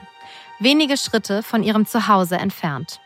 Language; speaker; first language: German; native; German